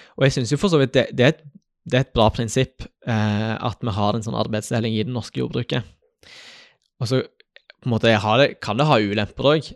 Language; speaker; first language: Norwegian; native; Norwegian